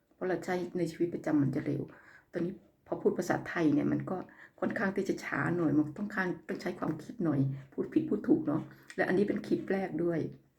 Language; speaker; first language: Thai; native; Thai